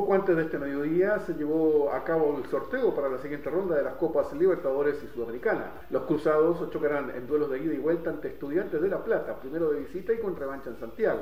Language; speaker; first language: Spanish; native; Spanish